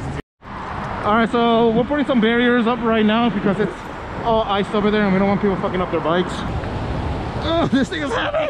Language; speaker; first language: English; native; English